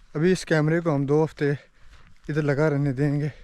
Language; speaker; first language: Urdu; non-native, local second language; Punjabi